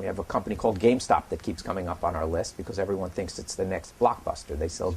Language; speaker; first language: English; native; English